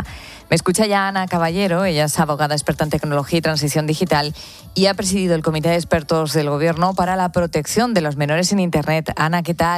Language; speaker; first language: Spanish; native; Spanish